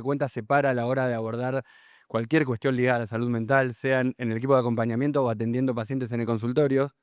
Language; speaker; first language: Spanish; native; Spanish